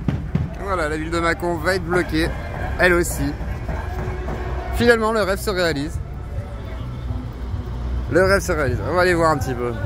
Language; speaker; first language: French; native; French